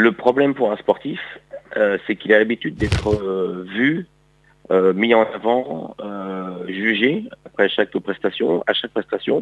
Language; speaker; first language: French; native; French